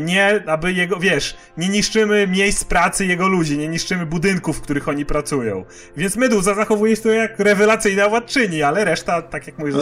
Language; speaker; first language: Polish; native; Polish